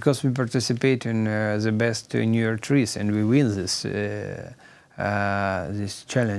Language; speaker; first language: English; non-native, learner; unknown